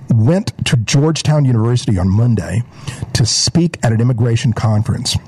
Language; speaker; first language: English; native; English